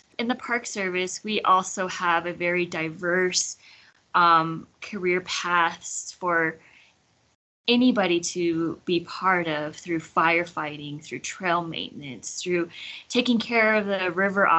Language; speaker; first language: English; native; English